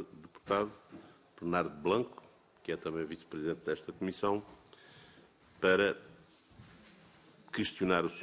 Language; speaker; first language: Portuguese; native; Portuguese